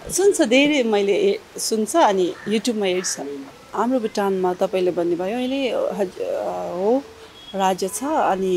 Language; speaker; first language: Nepali; non-native, fluent; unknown